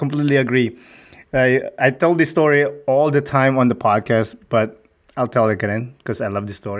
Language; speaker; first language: English; non-native, local second language; Filipino